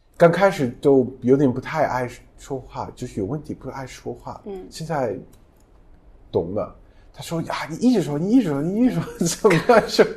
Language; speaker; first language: Chinese; non-native, fluent; English